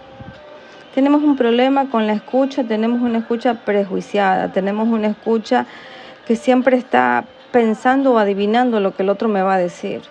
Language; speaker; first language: Spanish; native; Spanish